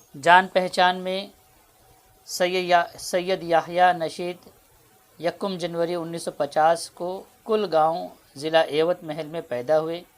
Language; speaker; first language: Urdu; native; Urdu